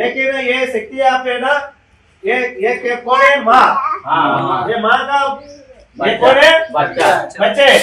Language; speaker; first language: Hindi; non-native, local second language; Telugu